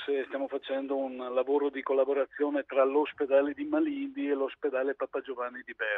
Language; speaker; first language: Italian; native; Italian